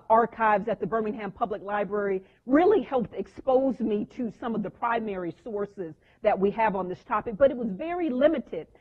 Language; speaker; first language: English; native; English